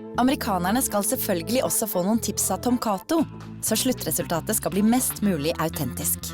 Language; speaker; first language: Norwegian; native; Norwegian